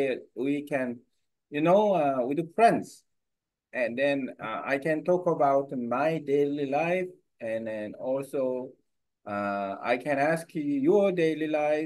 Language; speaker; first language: English; non-native, learner; Korean